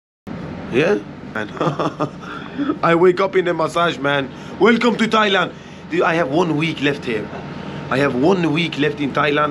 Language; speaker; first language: English; non-native, learner; Portuguese